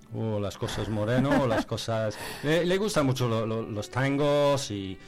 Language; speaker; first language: Spanish; non-native, learner; English